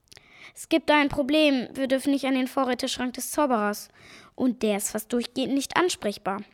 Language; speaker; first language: German; native; German